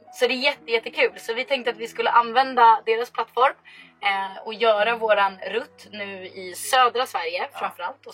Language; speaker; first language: Swedish; native; Swedish